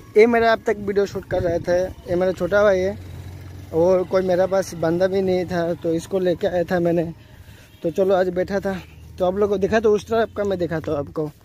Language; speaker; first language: Hindi; non-native, local second language; Bangla